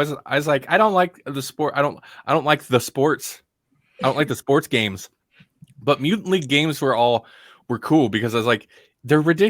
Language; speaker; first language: English; native; English